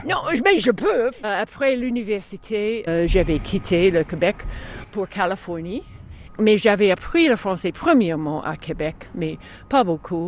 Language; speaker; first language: French; non-native, fluent; English